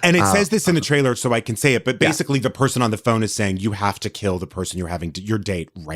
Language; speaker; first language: English; native; English